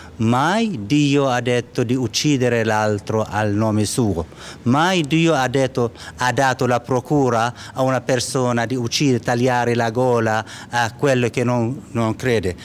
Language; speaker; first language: Italian; non-native, fluent; Arabic